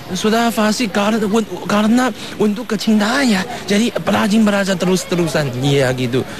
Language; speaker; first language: Indonesian; non-native, learner; Chinese